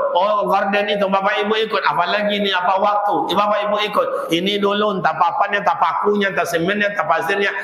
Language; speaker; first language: Malay; native; Malay